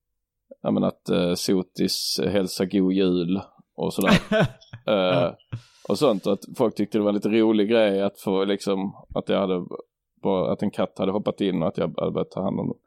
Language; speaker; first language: Swedish; native; Swedish